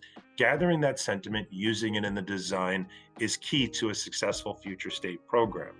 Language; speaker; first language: English; native; English